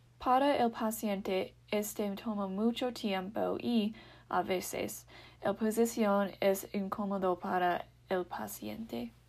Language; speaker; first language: Spanish; non-native, learner; English